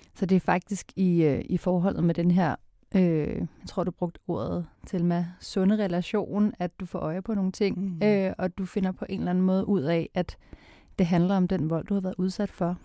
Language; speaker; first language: Danish; native; Danish